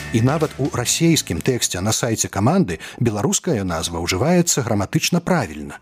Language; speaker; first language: Belarusian; native; Belarusian